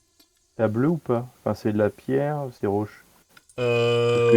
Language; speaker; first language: French; native; French